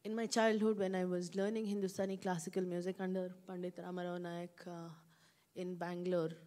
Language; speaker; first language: English; non-native, local second language; Kannada